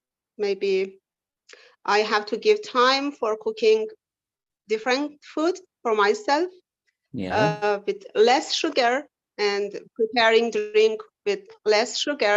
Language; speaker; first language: English; non-native, learner; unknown